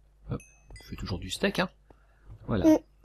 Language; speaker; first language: French; native; French